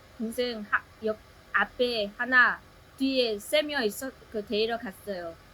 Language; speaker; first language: Korean; non-native, learner; Vietnamese